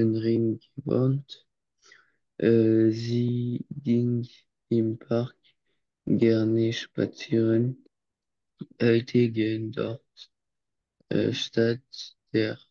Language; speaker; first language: German; non-native, learner; French